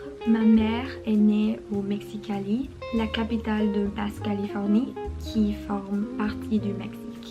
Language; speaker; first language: French; non-native, learner; Spanish